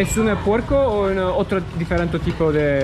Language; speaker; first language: Spanish; non-native, learner; Turkish